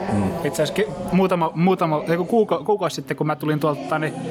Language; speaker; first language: Finnish; native; Finnish